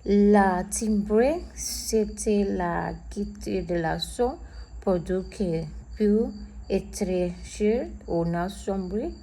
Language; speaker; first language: French; non-native, learner; Spanish